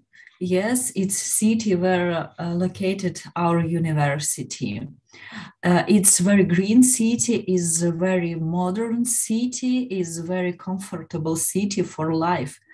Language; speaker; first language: English; non-native, learner; Ukrainian